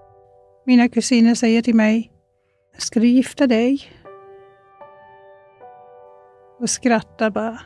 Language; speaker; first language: Swedish; non-native, fluent; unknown